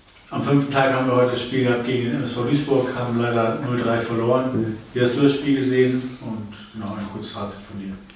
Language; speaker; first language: German; native; German